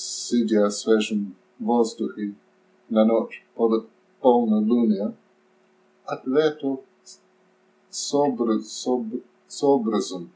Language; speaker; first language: Russian; non-native, fluent; English